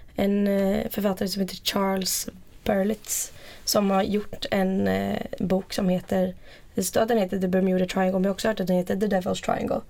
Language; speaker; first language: Swedish; native; Swedish